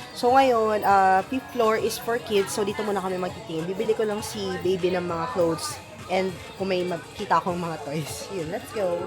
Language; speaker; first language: Filipino; native; Filipino